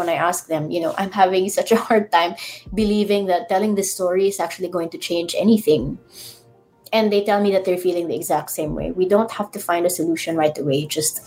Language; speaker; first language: English; non-native, local second language; Iloko